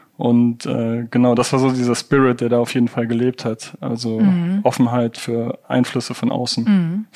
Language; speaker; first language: German; native; German